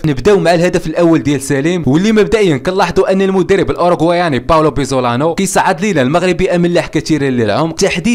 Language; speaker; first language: Arabic; native; Arabic